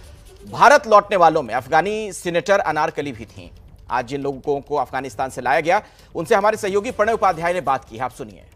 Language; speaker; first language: Hindi; native; Hindi